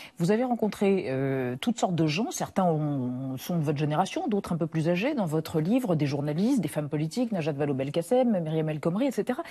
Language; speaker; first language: French; native; French